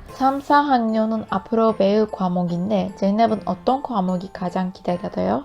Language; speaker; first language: Korean; non-native, learner; Turkish